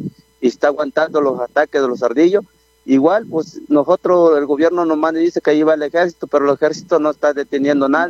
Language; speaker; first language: Spanish; non-native, local second language; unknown